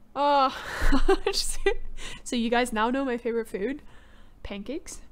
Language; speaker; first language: English; native; English